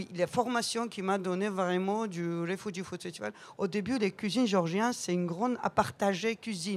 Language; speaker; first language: French; non-native, learner; Georgian